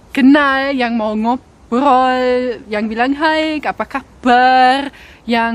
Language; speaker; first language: Indonesian; non-native, fluent; German